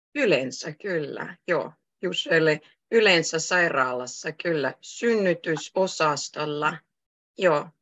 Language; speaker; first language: Finnish; native; Finnish